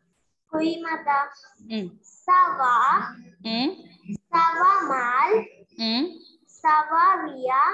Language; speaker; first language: French; non-native, learner; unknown